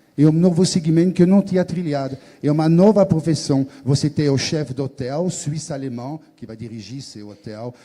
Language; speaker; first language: Portuguese; non-native, fluent; French